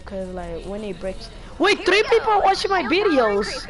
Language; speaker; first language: English; early bilingual, other home language; Spanish